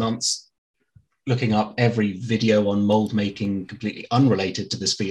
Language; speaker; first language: English; native; English